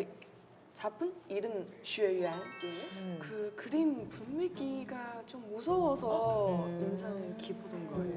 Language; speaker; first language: Korean; non-native, fluent; Chinese